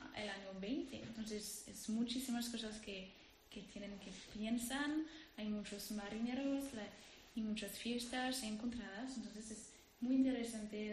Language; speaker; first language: Spanish; non-native, learner; French